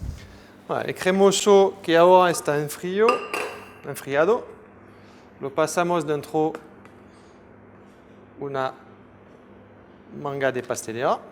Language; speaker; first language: Spanish; non-native, fluent; French